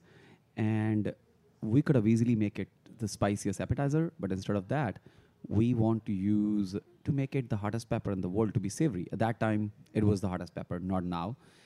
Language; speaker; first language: English; non-native, local second language; Punjabi